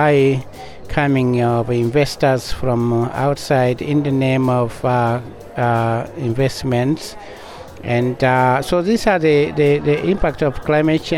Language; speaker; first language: English; non-native, local second language; Masai